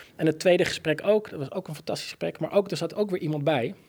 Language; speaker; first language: Dutch; native; Dutch